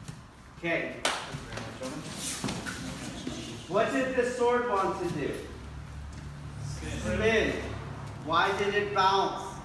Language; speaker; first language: English; native; English